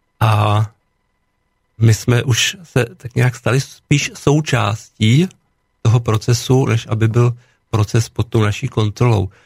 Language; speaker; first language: Czech; native; Czech